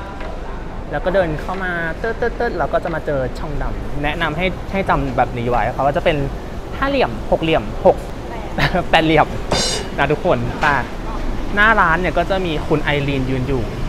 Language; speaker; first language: Thai; native; Thai